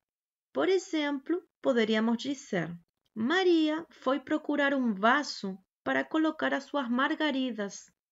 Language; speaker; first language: Portuguese; non-native, fluent; Spanish